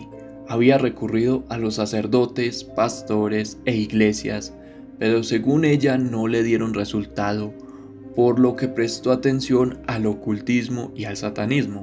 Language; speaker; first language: Spanish; native; Spanish